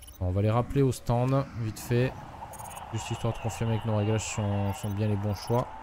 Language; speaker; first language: French; native; French